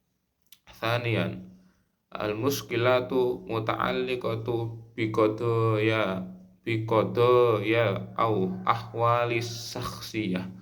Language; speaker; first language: Arabic; non-native, learner; Indonesian